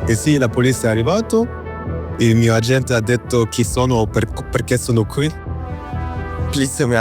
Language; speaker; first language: Italian; non-native, fluent; German